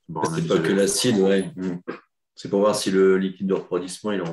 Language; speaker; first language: French; native; French